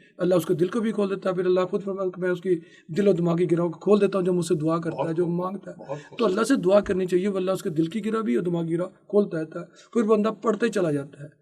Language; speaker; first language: Urdu; non-native, local second language; Punjabi